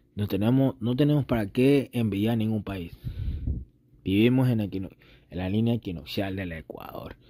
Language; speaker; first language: Spanish; native; Spanish